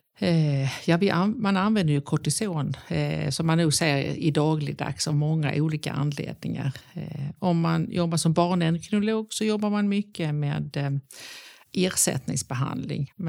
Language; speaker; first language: Swedish; native; Swedish